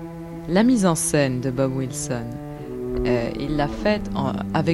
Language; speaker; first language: French; native; French